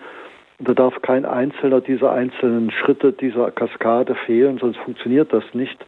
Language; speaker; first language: German; native; German